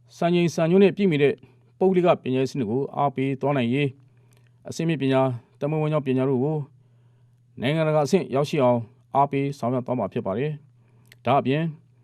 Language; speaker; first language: Burmese; non-native, local second language; Mon